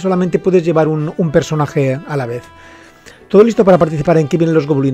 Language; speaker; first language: Spanish; native; Spanish